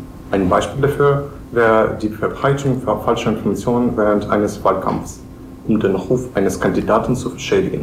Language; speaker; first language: German; non-native, fluent; Ukrainian